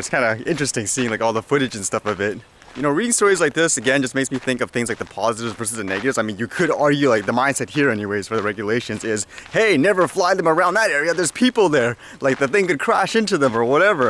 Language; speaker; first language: English; native; English